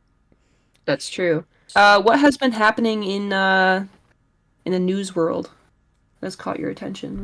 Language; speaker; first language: English; native; English